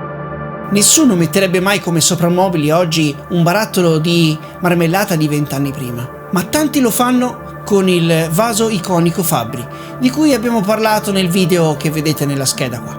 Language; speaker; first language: Italian; native; Italian